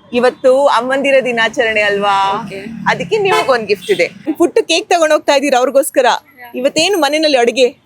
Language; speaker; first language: Kannada; native; Kannada